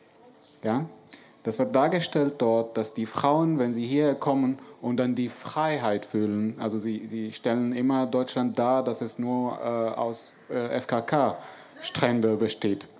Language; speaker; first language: German; non-native, fluent; Arabic